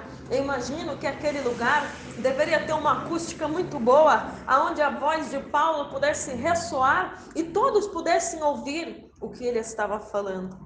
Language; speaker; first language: Portuguese; native; Portuguese